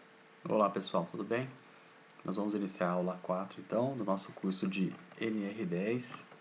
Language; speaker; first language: Portuguese; native; Portuguese